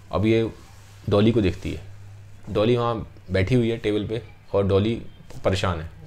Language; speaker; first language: Hindi; native; Hindi